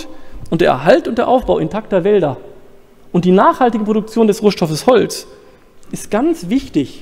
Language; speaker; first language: German; native; German